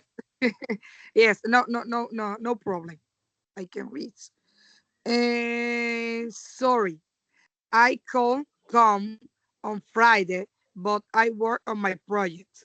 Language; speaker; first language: English; non-native, learner; Spanish